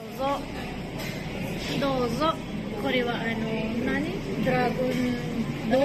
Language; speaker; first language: Japanese; non-native, learner; Filipino